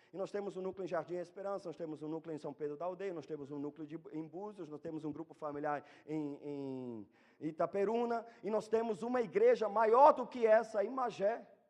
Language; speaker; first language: Portuguese; non-native, fluent; German